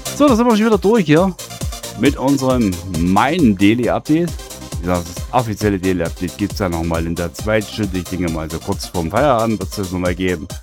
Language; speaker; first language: German; native; German